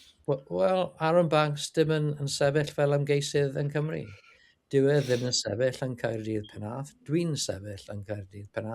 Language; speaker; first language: Welsh; non-native, learner; English